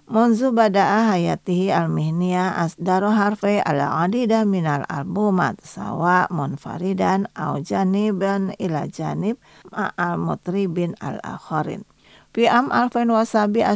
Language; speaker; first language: Arabic; non-native, fluent; Indonesian